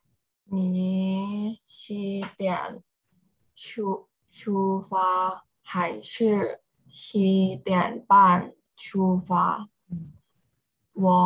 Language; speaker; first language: Chinese; non-native, learner; Thai